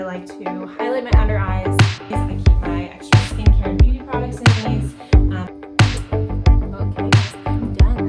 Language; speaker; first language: English; native; English